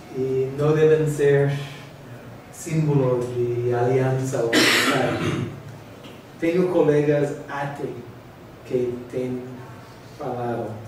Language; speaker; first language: Portuguese; non-native, fluent; English